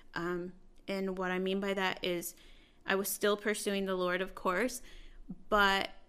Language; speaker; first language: English; early bilingual, other home language; Spanish